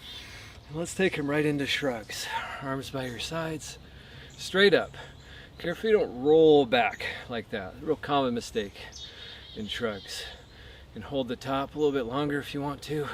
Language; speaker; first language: English; native; English